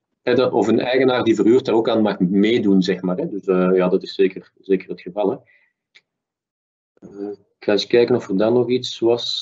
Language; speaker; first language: Dutch; native; Dutch